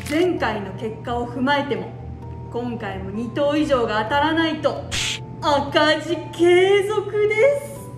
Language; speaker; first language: Japanese; native; Japanese